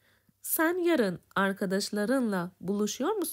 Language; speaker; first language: Turkish; non-native, fluent; Persian